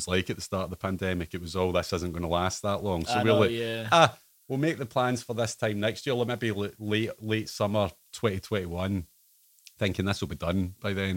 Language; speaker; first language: English; native; English